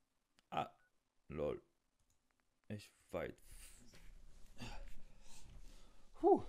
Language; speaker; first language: German; non-native, learner; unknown